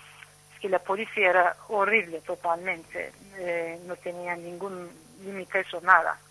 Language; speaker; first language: Spanish; non-native, fluent; Turkish